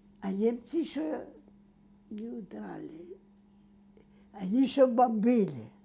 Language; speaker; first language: Russian; non-native, local second language; Yiddish